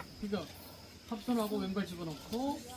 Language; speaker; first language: Korean; native; Korean